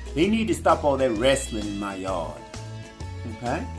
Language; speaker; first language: English; native; English